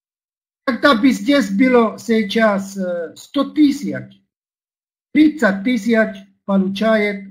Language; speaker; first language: Russian; non-native, learner; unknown